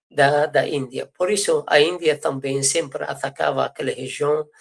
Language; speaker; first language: Portuguese; non-native, fluent; Persian